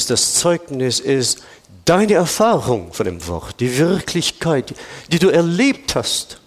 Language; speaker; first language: German; non-native, fluent; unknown